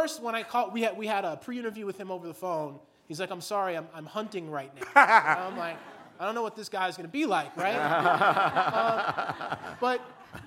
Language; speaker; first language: English; native; English